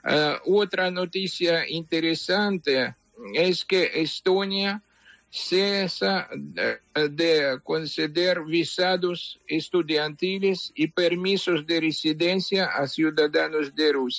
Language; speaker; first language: Spanish; non-native, fluent; Ukrainian